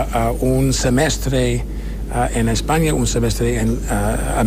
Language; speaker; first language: Spanish; non-native, learner; English